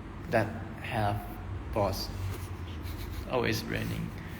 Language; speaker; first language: English; non-native, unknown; Thai